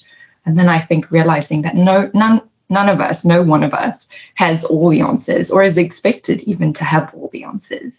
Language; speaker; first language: English; native; English